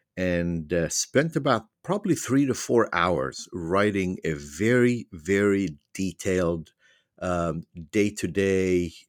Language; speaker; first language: English; non-native, fluent; Arabic